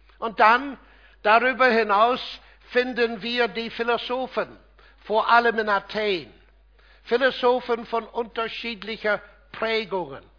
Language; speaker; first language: German; non-native, fluent; English